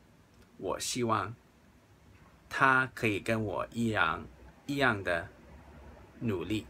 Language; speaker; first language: Chinese; non-native, local second language; Cantonese